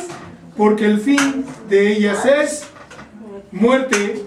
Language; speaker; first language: Spanish; native; Spanish